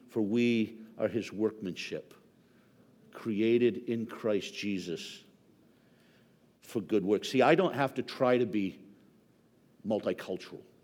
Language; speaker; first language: English; native; English